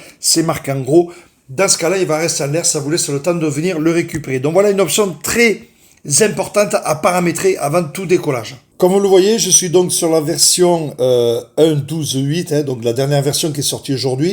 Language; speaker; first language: French; native; French